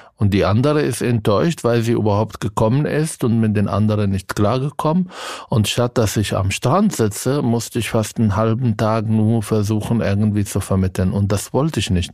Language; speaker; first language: German; non-native, fluent; Arabic